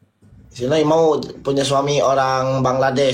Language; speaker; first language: Indonesian; non-native, local second language; Sundanese